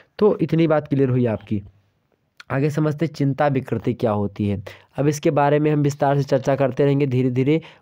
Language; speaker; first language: Hindi; native; Hindi